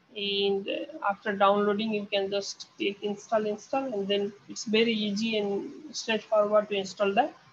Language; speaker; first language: English; non-native, local second language; Nepali